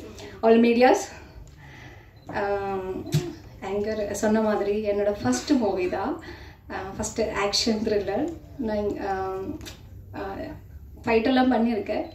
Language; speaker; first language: Tamil; non-native, learner; Malayalam